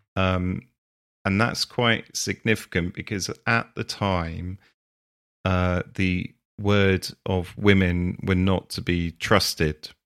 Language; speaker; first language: English; native; English